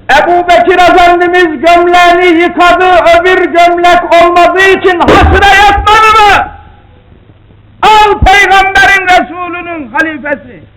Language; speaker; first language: Turkish; native; Turkish